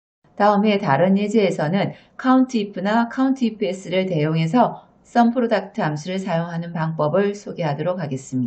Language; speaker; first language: Korean; native; Korean